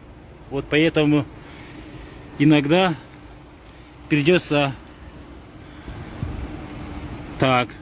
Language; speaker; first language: Russian; non-native, learner; Kyrgyz